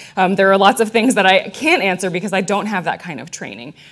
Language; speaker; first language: English; native; English